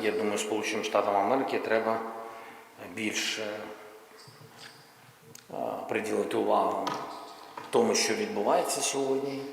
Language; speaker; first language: Ukrainian; non-native, local second language; Russian